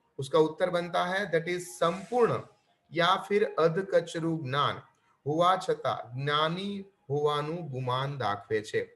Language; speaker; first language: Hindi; non-native, local second language; Gujarati